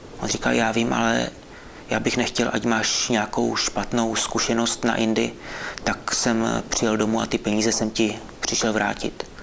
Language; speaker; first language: Czech; native; Czech